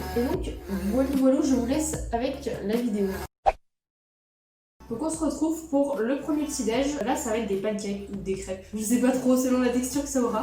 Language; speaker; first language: French; native; French